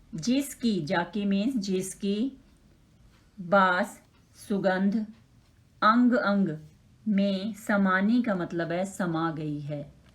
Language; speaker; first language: Hindi; native; Hindi